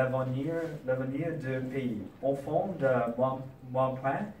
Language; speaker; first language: French; non-native, fluent; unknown